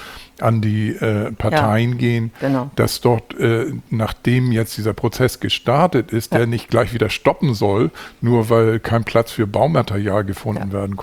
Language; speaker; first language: German; native; German